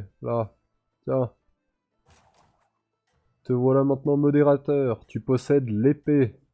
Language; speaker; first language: French; native; French